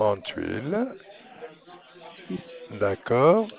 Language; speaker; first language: French; non-native, local second language; Arabic